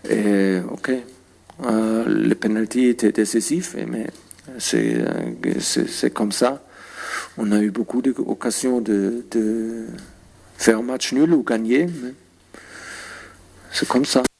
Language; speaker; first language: French; non-native, fluent; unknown